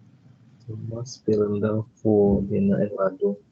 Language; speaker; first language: German; non-native, learner; Indonesian